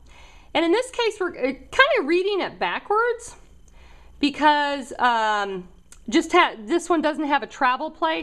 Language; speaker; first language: English; native; English